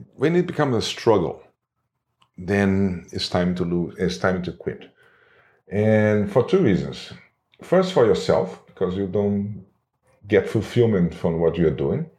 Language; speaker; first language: English; non-native, fluent; Portuguese